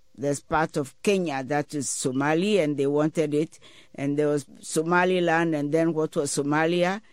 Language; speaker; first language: English; non-native, local second language; Ewe